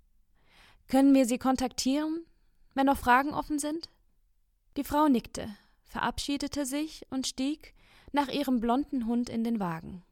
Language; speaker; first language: German; native; German